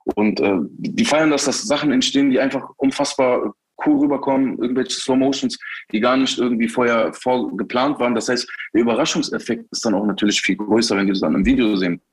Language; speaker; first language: German; early bilingual, other home language; Turkish